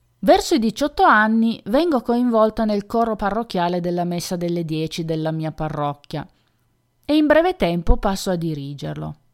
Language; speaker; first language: Italian; native; Italian